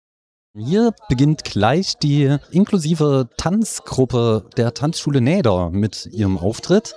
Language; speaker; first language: German; native; German